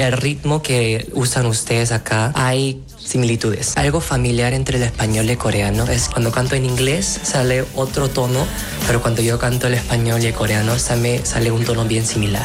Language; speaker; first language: Spanish; non-native, fluent; Korean